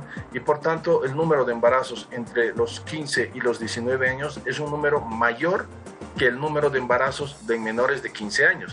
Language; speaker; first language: Spanish; native; Spanish